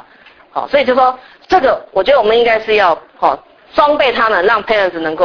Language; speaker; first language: Chinese; native; Chinese